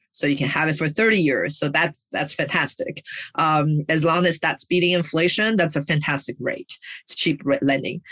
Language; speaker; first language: English; early bilingual, other home language; Chinese